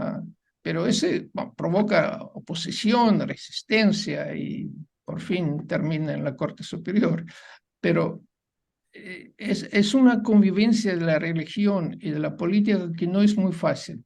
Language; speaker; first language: Spanish; non-native, fluent; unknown